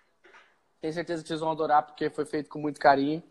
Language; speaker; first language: Portuguese; native; Portuguese